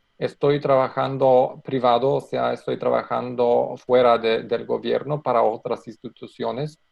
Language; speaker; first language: Spanish; non-native, learner; Macedonian